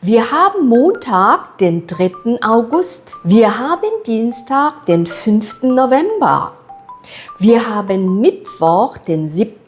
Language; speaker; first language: German; non-native, fluent; Korean